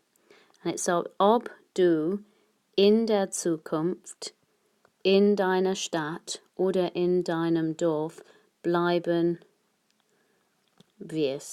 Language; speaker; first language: German; non-native, fluent; English